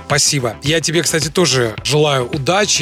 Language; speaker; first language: Russian; native; Russian